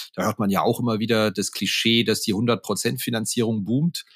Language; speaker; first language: German; native; German